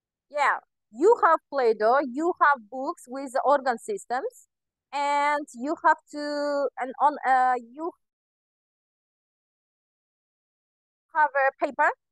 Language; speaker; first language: English; non-native, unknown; Kazakh